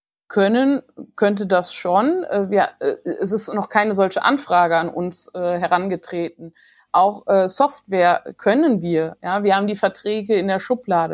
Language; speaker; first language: German; native; German